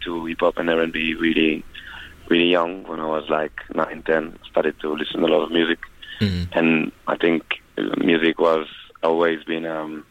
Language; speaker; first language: English; non-native, fluent; French